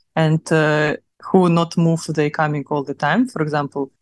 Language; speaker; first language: English; non-native, learner; Russian